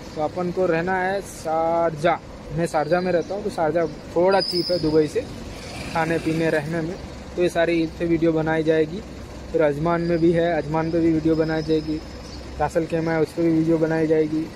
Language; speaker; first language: Hindi; non-native, local second language; Gujarati